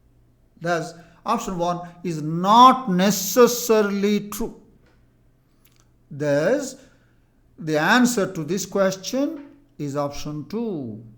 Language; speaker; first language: English; non-native, local second language; Telugu